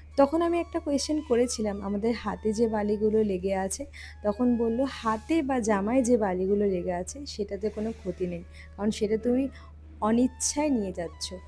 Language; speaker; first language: Bangla; native; Bangla